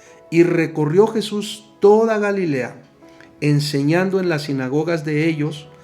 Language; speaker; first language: Spanish; native; Spanish